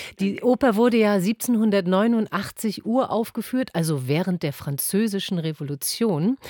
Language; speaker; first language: German; native; German